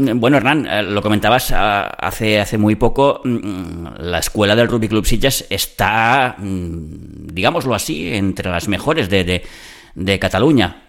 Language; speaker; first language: Spanish; non-native, local second language; Catalan